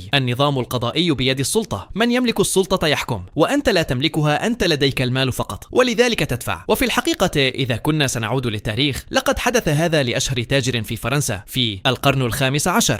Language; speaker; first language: Arabic; native; Arabic